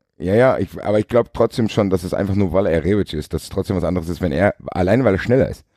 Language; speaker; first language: German; native; German